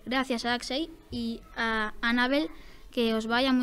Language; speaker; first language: Spanish; native; Spanish